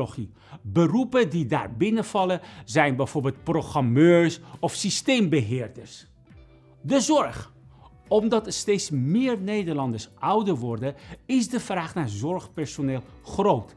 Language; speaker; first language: Dutch; non-native, fluent; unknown